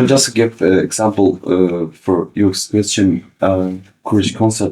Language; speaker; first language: English; early bilingual, other home language; Kurdish